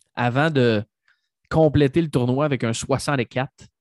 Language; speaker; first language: French; native; French